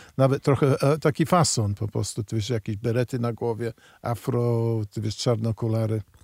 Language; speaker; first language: Polish; non-native, fluent; English